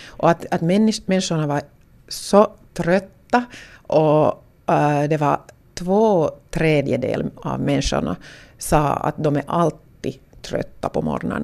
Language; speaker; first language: Swedish; non-native, local second language; Finnish